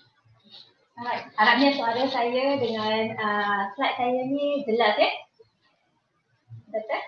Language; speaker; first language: Malay; native; Malay